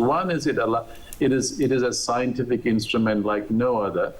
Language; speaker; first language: English; non-native, local second language; Malayalam